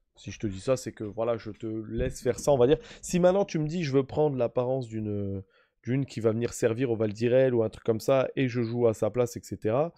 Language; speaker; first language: French; native; French